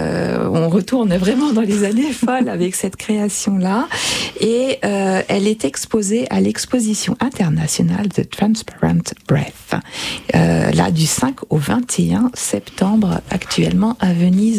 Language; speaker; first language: French; native; French